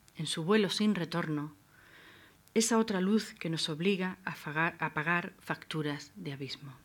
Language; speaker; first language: Spanish; native; Spanish